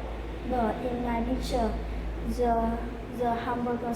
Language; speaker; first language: English; non-native, learner; Vietnamese